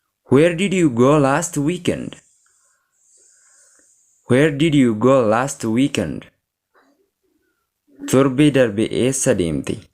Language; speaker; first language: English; non-native, local second language; Oromo